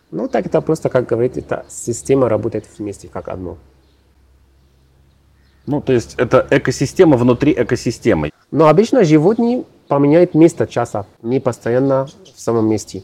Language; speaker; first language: Russian; non-native, learner; Arabic